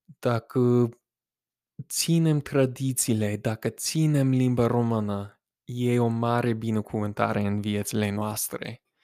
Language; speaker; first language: Romanian; non-native, fluent; English